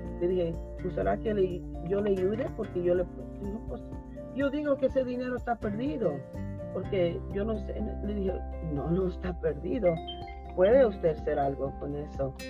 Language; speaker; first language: Spanish; early bilingual, heritage; Spanish